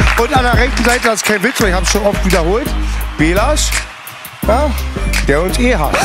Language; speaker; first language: German; native; German